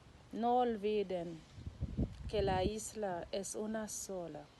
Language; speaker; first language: Spanish; non-native, local second language; Haitian Creole